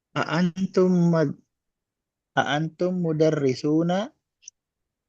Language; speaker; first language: Arabic; non-native, learner; Indonesian